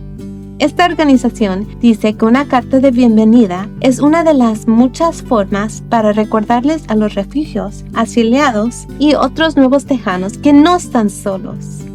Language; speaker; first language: Spanish; early bilingual, other home language; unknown